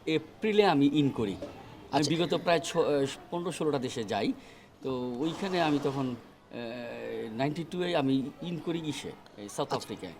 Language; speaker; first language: Bangla; native; Bangla